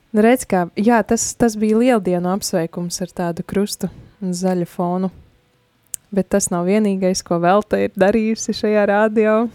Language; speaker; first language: Latvian; native; Latvian